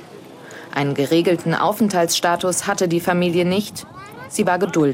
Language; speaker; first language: German; native; German